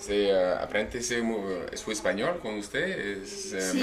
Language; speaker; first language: Spanish; non-native, learner; French